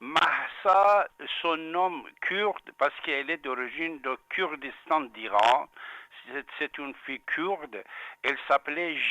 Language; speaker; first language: French; non-native, fluent; Persian